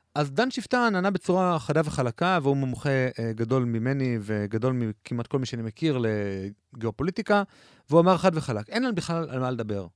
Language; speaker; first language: Hebrew; native; Hebrew